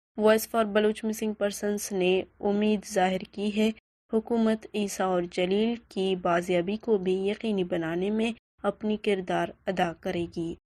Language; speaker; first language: Urdu; non-native, local second language; Baluchi